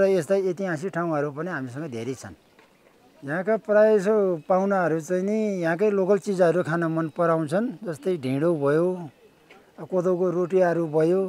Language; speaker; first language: Nepali; non-native, local second language; Gurung